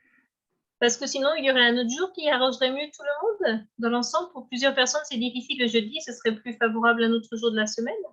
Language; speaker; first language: French; native; French